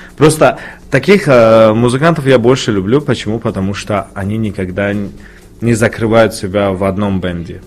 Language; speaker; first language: Russian; non-native, local second language; Tajik